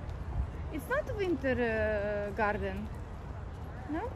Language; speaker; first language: English; non-native, learner; Russian